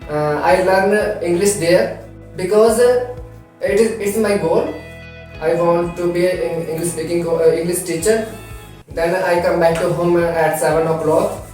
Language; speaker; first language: English; non-native, learner; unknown